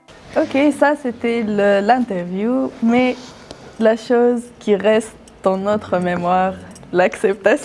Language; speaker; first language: French; non-native, local second language; Arabic